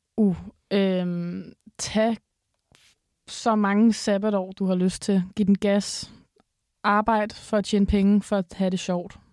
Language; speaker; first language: Danish; native; Danish